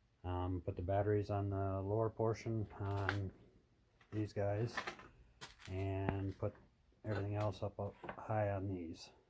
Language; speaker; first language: English; native; English